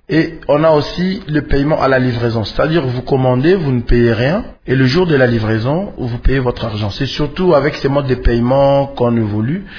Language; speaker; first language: French; non-native, local second language; Lingala